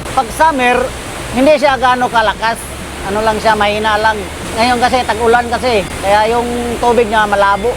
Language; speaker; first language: Filipino; non-native, local second language; Cebuano